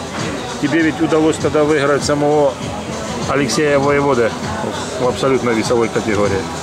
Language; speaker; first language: Russian; native; Russian